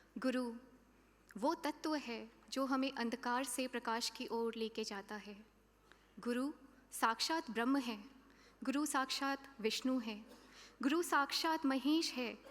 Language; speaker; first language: Hindi; native; Hindi